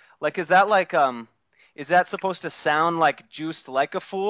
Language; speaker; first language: English; native; English